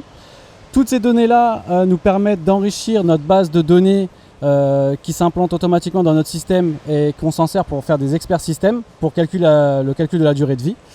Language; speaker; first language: French; native; French